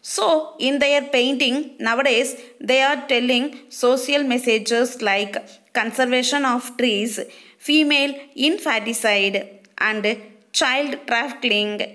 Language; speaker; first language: English; non-native, local second language; Tamil